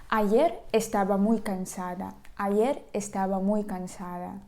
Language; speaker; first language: Spanish; non-native, fluent; Ukrainian